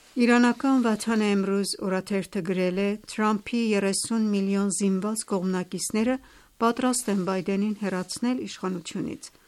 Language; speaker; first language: Armenian; native; Armenian